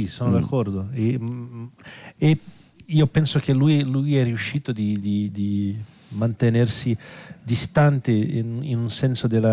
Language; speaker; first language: Italian; non-native, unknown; Portuguese